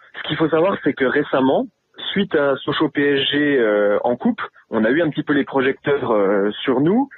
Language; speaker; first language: French; native; French